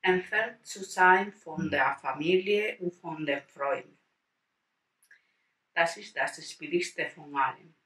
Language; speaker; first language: German; non-native, learner; Spanish